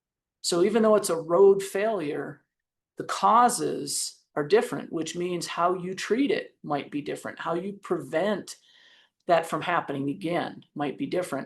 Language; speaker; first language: English; native; English